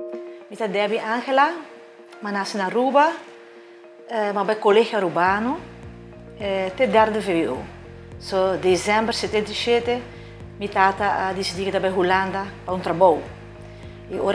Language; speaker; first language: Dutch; non-native, local second language; Papiamento